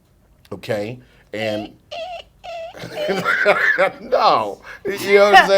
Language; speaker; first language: English; native; English